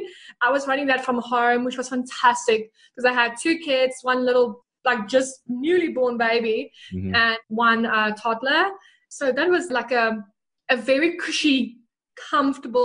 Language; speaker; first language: English; non-native, local second language; Afrikaans